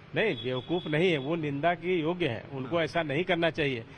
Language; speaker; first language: Hindi; native; Hindi